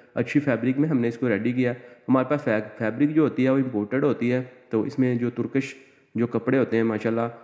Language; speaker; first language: Urdu; non-native, local second language; Punjabi